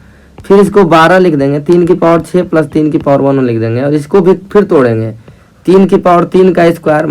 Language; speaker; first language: Hindi; native; Hindi